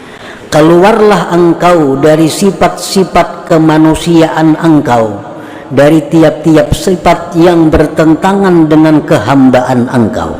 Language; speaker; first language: Indonesian; non-native, local second language; Banjar